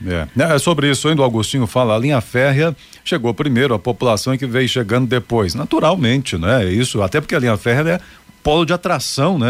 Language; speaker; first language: Portuguese; native; Portuguese